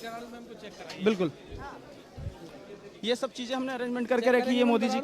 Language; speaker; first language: Hindi; native; Hindi